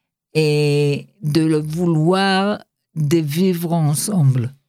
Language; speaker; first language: French; non-native, learner; Hebrew